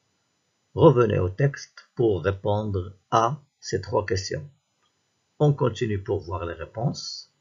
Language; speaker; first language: French; non-native, local second language; Arabic